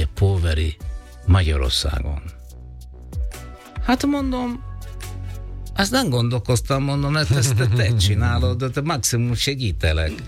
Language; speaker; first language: Hungarian; non-native, learner; Italian